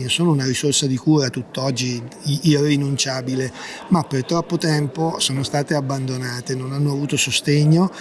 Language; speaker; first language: Italian; native; Italian